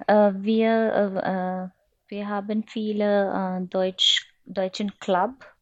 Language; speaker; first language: German; non-native, learner; Odia